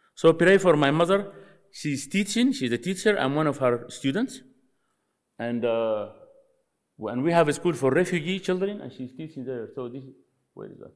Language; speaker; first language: English; non-native, fluent; Arabic